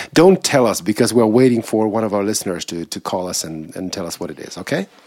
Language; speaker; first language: English; non-native, fluent; Russian